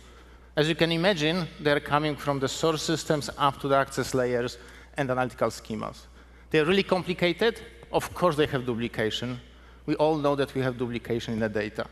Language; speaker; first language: English; non-native, fluent; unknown